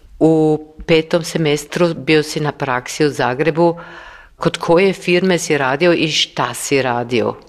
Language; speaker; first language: Croatian; native; Croatian